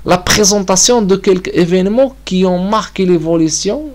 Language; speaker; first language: French; non-native, local second language; Arabic